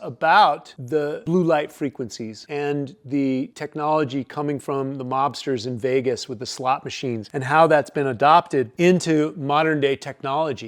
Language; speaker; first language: English; native; English